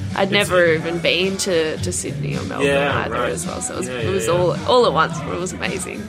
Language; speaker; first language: English; native; English